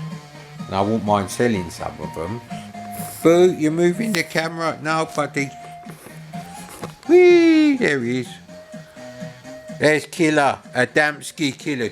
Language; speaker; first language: English; native; English